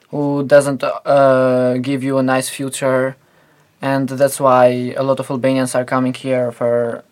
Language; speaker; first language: English; non-native, fluent; Albanian